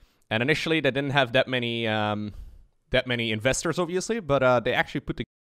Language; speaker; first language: English; native; English